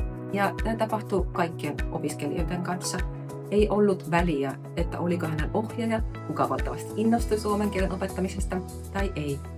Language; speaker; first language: Finnish; non-native, fluent; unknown